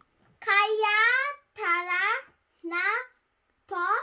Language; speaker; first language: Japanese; non-native, learner; Filipino